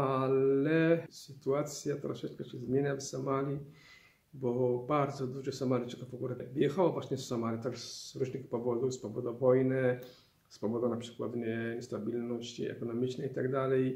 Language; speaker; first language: Polish; non-native, fluent; Somali